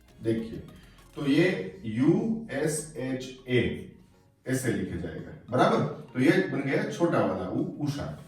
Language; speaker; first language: Hindi; non-native, local second language; Gujarati